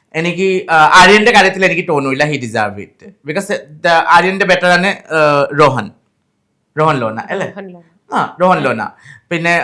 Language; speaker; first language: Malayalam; non-native, fluent; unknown